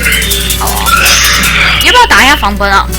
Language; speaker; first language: Chinese; native; Chinese